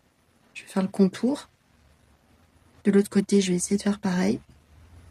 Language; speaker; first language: French; native; French